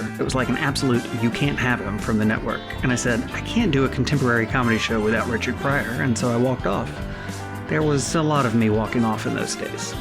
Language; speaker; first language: English; native; English